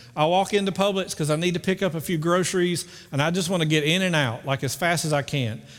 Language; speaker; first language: English; native; English